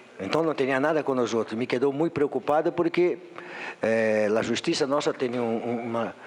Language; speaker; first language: Portuguese; non-native, learner; Spanish